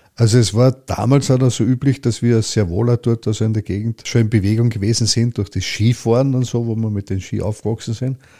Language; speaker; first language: German; native; German